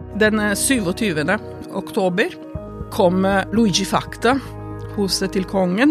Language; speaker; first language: Norwegian; non-native, fluent; Italian